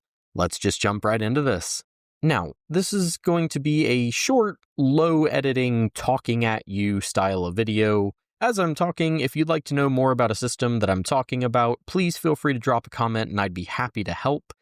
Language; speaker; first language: English; native; English